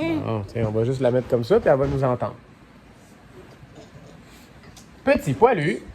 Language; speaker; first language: French; native; French